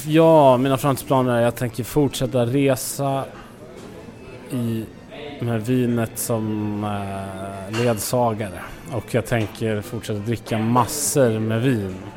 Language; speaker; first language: Swedish; native; Swedish